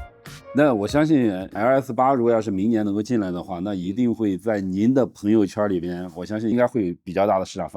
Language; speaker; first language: Chinese; native; Chinese